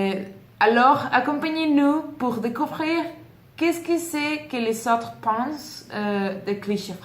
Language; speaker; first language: French; non-native, learner; Spanish